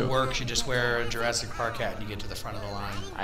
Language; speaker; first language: English; native; English